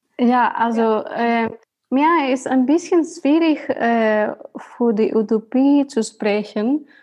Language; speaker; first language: German; non-native, learner; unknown